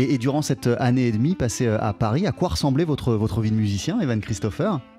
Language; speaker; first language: French; native; French